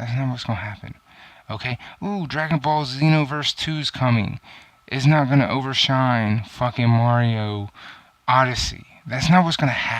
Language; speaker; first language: English; native; English